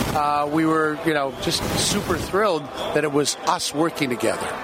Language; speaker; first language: English; native; English